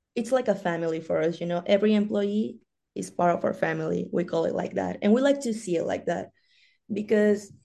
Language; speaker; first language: English; non-native, fluent; Spanish